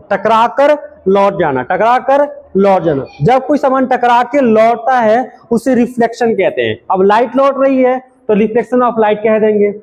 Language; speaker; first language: Hindi; native; Hindi